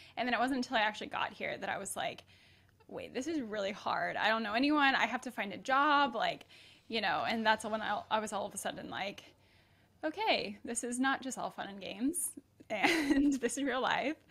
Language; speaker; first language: English; native; English